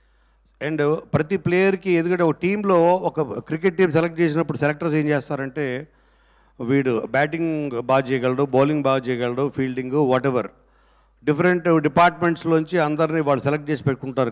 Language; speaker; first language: Telugu; native; Telugu